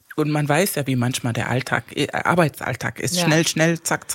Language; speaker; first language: German; non-native, fluent; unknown